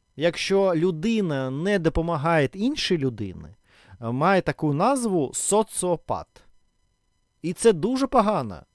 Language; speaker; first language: Ukrainian; non-native, local second language; Russian